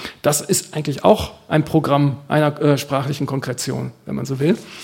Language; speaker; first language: German; native; German